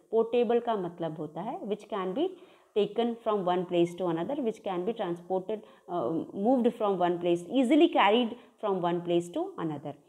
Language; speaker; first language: Hindi; native; Hindi